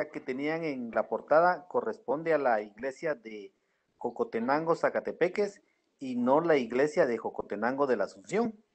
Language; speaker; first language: Spanish; native; Spanish